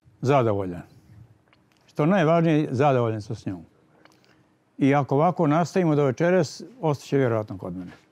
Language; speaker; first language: Serbian; native; Serbian